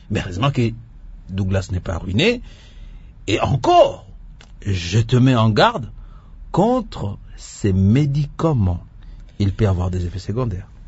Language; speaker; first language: French; non-native, local second language; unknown